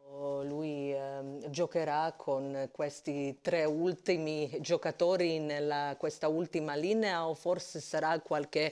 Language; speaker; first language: Italian; non-native, fluent; Croatian